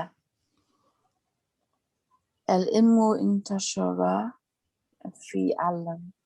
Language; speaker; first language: Arabic; non-native, learner; English